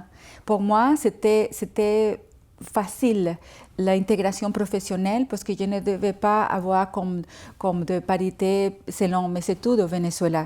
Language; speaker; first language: French; non-native, fluent; Spanish